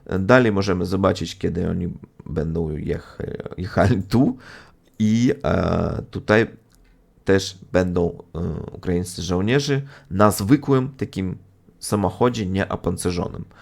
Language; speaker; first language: Polish; non-native, fluent; Russian